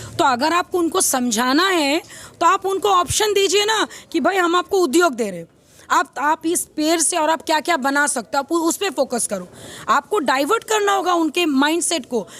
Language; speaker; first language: Hindi; native; Hindi